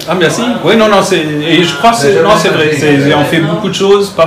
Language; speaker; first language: French; non-native, fluent; German